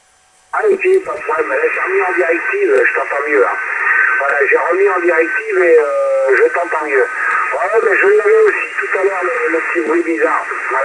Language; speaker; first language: French; native; French